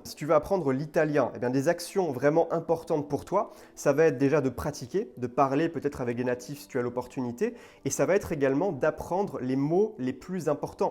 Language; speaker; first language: French; native; French